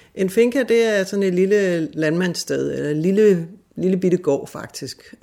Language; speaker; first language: Danish; native; Danish